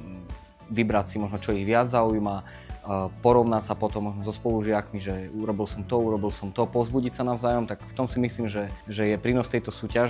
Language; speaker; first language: Slovak; native; Slovak